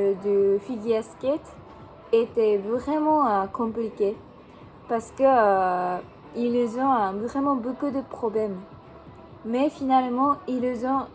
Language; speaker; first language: French; non-native, learner; Japanese